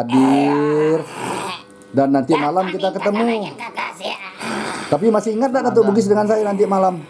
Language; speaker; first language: Indonesian; native; Indonesian